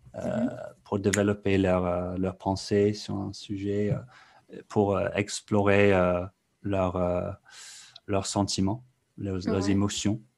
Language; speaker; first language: French; non-native, fluent; English